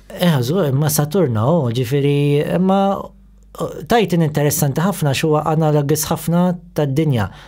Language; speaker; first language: Maltese; native; Maltese